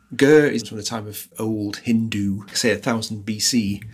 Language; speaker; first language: English; native; English